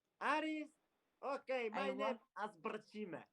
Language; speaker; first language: English; non-native, learner; Turkish